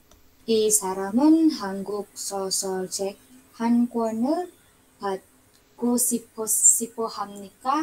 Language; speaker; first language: Korean; non-native, learner; Indonesian